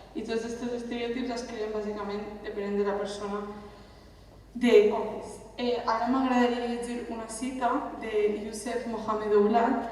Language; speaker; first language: Catalan; early bilingual, other home language; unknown